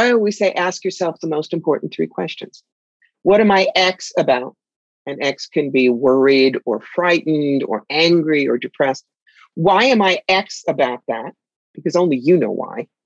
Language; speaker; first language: English; native; English